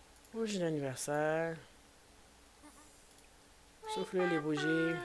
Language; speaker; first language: French; native; French